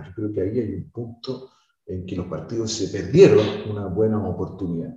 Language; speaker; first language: Spanish; native; Spanish